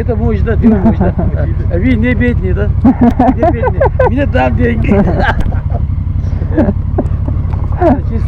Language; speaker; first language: Russian; non-native, learner; Mongolian